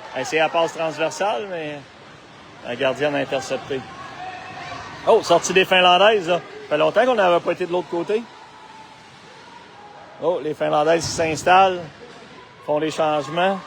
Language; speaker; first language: French; native; French